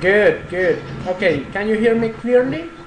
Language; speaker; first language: English; non-native, fluent; Spanish